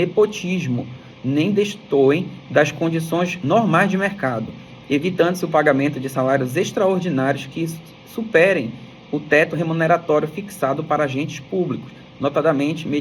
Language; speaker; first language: Portuguese; native; Portuguese